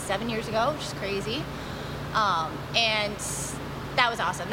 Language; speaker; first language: English; native; English